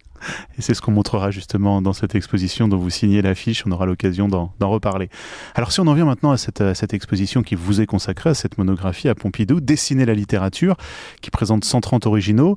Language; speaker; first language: French; native; French